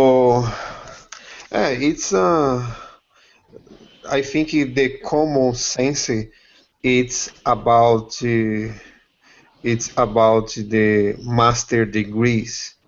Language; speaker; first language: English; non-native, learner; Portuguese